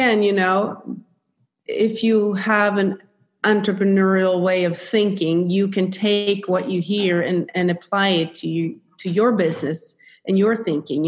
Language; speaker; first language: English; non-native, fluent; Swedish